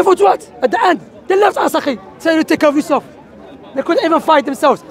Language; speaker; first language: English; non-native, fluent; Arabic